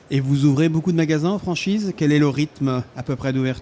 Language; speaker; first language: French; native; French